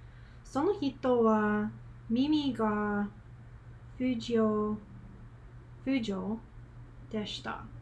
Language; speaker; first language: Japanese; non-native, learner; English